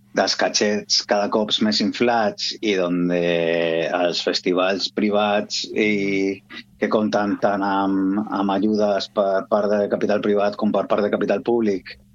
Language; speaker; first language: Catalan; non-native, local second language; Spanish